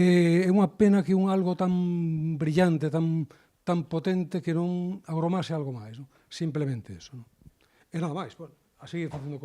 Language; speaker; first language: Spanish; native; Spanish